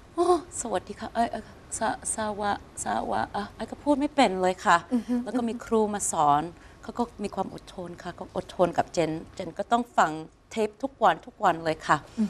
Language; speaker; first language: Thai; non-native, fluent; English